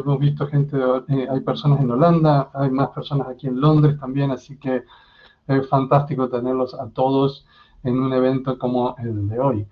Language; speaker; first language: Spanish; native; Spanish